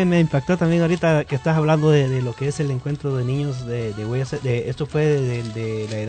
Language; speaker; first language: Spanish; native; Spanish